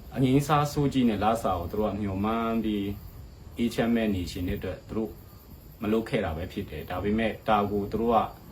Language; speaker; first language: Burmese; non-native, local second language; Hakha Chin